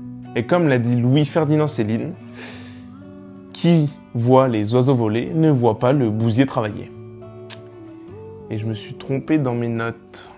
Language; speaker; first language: French; native; French